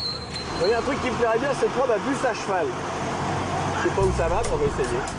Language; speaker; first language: French; native; French